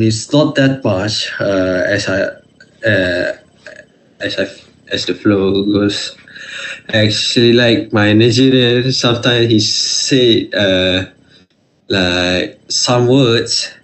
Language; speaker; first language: English; non-native, fluent; Malay